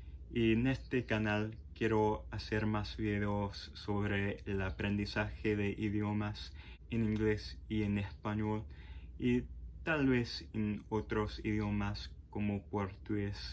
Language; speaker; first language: Spanish; non-native, fluent; English